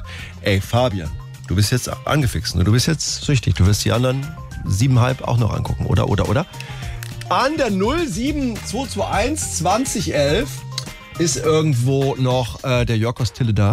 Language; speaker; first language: German; native; German